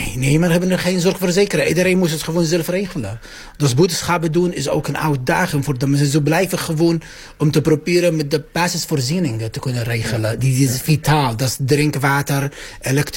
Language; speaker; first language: Dutch; non-native, fluent; Arabic